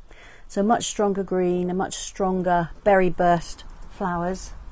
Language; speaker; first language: English; native; English